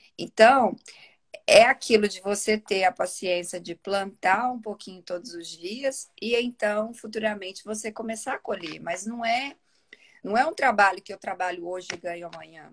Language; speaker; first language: Portuguese; native; Portuguese